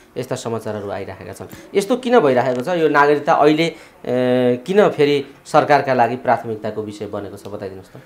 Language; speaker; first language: Nepali; native; Nepali